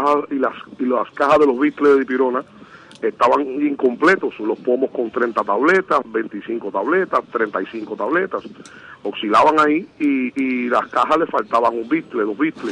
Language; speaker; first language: Spanish; native; Spanish